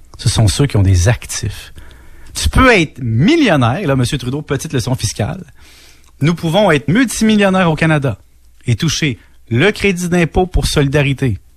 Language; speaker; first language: French; native; French